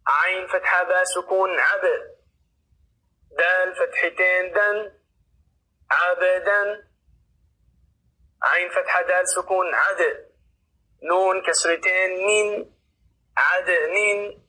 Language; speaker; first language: Arabic; non-native, fluent; Oromo